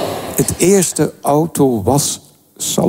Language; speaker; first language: Dutch; native; Dutch